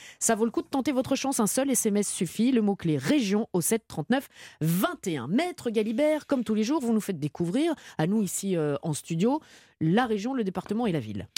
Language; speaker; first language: French; native; French